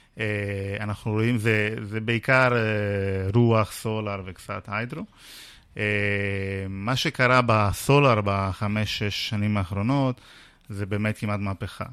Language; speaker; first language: Hebrew; non-native, fluent; Italian